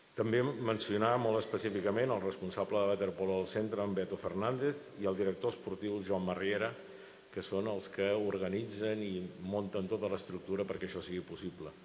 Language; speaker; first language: Catalan; native; Catalan